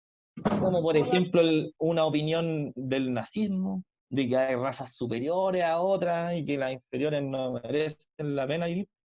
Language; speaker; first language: Spanish; native; Spanish